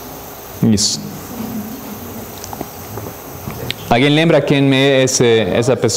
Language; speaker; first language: Portuguese; non-native, fluent; Spanish